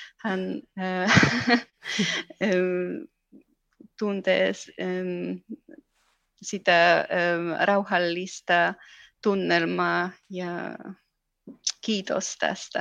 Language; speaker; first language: Finnish; non-native, fluent; Polish